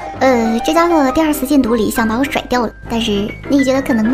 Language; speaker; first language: Chinese; native; Chinese